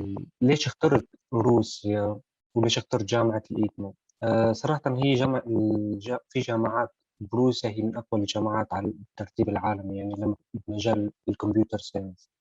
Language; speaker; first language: Arabic; native; Arabic